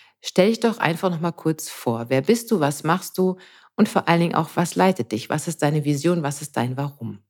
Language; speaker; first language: German; native; German